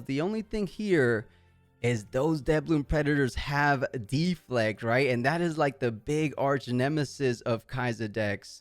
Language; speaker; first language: English; native; English